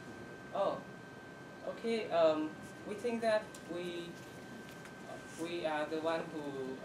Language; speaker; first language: English; non-native, learner; Vietnamese